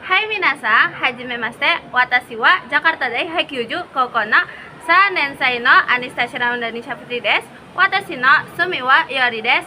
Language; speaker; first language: Japanese; non-native, learner; Indonesian